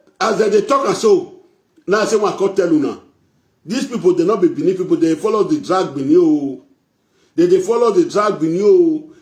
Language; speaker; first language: Nigerian Pidgin; non-native, local second language; Bini